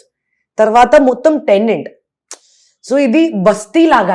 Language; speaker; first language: Telugu; non-native, learner; Hindi